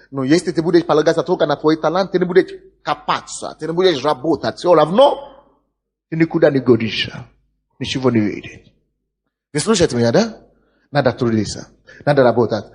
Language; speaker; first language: Russian; non-native, fluent; Yoruba